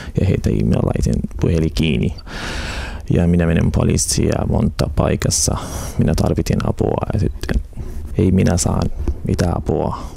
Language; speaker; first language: Finnish; non-native, learner; Arabic